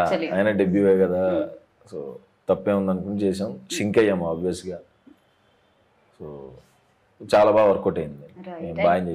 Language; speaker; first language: Telugu; native; Telugu